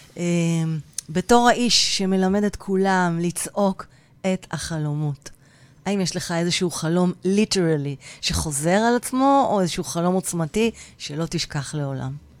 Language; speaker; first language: Hebrew; native; Hebrew